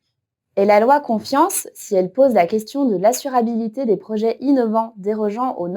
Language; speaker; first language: French; native; French